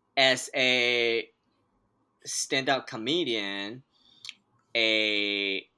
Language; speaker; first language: English; non-native, fluent; Chinese